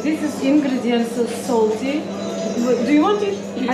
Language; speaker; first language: English; non-native, learner; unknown